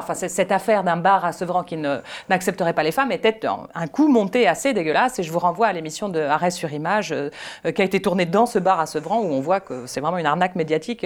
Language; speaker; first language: French; native; French